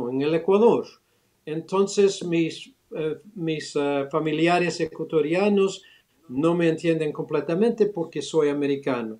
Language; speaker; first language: Spanish; early bilingual, other home language; English